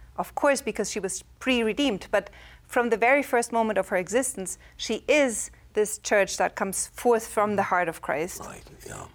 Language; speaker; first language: English; non-native, fluent; German